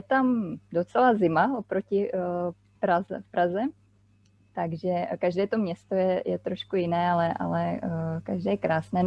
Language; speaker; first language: Czech; native; Czech